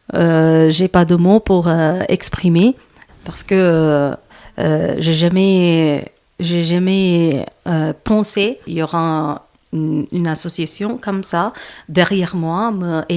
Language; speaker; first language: French; non-native, learner; Malayalam